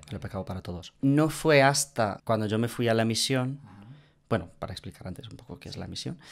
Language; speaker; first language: Spanish; non-native, fluent; English